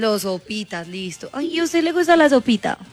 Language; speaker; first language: Spanish; native; Spanish